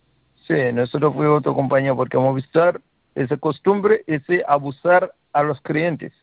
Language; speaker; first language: Spanish; non-native, learner; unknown